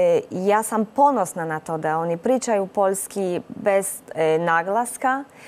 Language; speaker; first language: Croatian; non-native, fluent; Polish